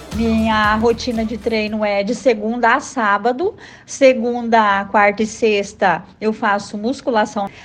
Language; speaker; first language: Portuguese; native; Portuguese